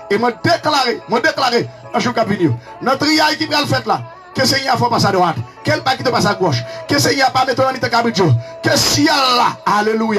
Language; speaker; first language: French; non-native, local second language; Haitian Creole